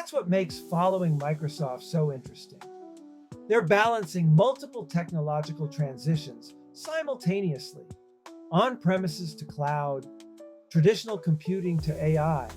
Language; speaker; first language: English; native; English